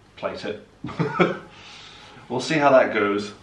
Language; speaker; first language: English; native; English